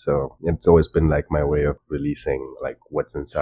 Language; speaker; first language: English; non-native, local second language; Shona